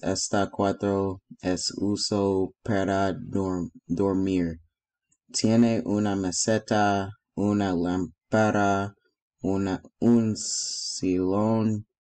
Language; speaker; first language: Spanish; non-native, learner; English